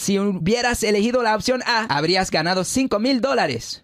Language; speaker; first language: Spanish; non-native, fluent; English